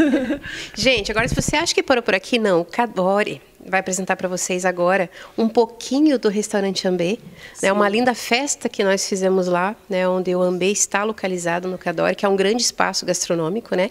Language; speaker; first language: Portuguese; native; Portuguese